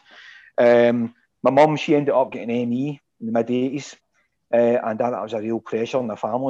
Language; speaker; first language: English; native; English